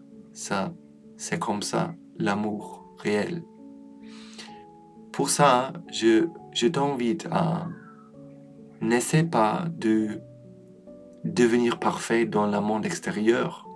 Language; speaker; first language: French; non-native, learner; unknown